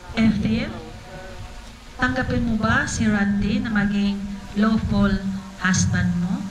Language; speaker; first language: Filipino; non-native, local second language; Bikol